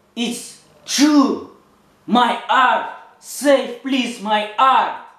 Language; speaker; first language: English; non-native, learner; Russian